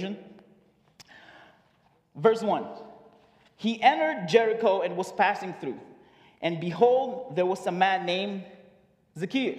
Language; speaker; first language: English; non-native, local second language; Filipino